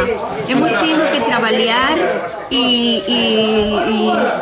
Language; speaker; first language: Portuguese; non-native, learner; Spanish